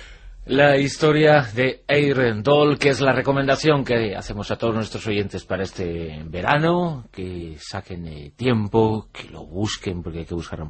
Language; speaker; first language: Spanish; native; Spanish